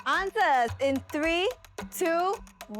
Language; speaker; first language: English; native; English